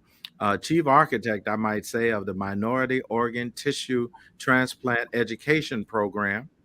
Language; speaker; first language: English; native; English